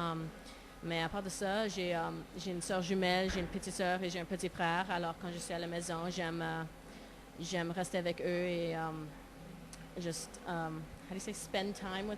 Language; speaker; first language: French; non-native, local second language; English